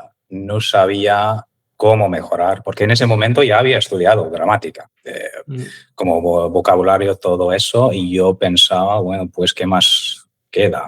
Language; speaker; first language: Spanish; non-native, fluent; English